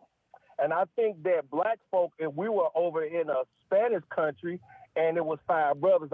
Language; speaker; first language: English; native; English